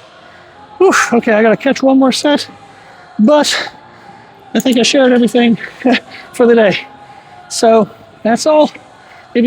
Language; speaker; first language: English; native; English